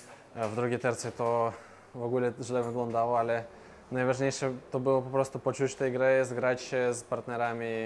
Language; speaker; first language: Polish; non-native, fluent; Russian